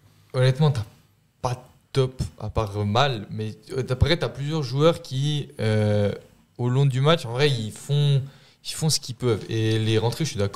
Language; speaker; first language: French; native; French